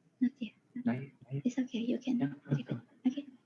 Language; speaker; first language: English; non-native, fluent; Indonesian